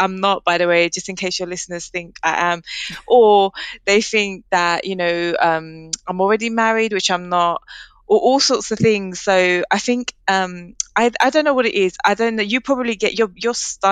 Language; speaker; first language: English; native; English